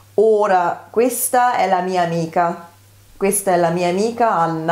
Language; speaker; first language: Italian; non-native, fluent; German